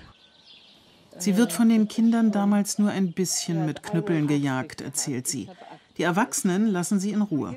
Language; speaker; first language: German; native; German